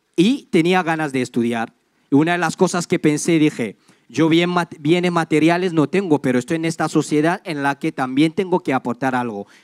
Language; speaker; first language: Spanish; non-native, fluent; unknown